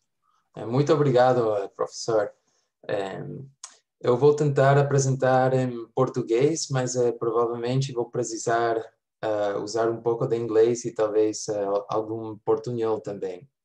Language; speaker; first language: Portuguese; non-native, fluent; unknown